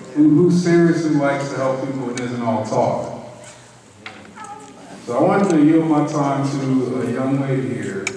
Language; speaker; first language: English; native; English